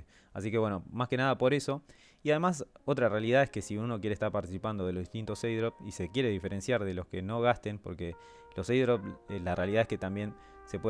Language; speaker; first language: Spanish; native; Spanish